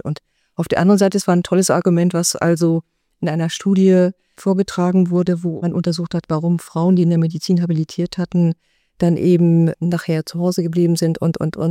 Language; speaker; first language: German; native; German